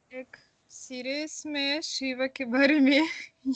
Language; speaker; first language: Hindi; non-native, learner; Russian